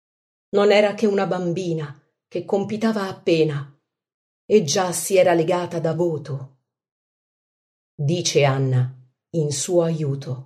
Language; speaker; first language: Italian; native; Italian